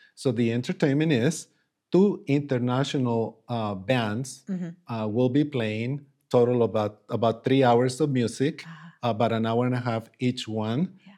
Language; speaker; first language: English; non-native, fluent; Spanish